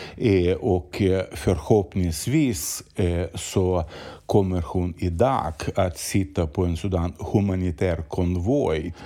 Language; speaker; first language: Swedish; non-native, fluent; Russian